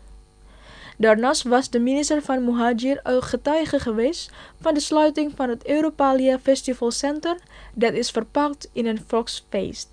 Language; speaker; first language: Dutch; non-native, fluent; Indonesian